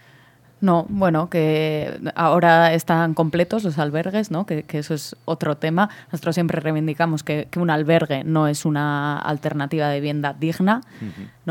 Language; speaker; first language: Spanish; native; Spanish